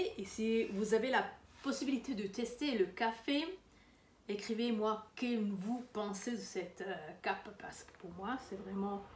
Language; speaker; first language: French; non-native, learner; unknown